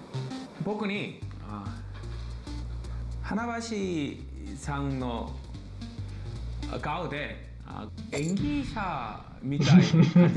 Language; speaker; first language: Japanese; non-native, learner; Korean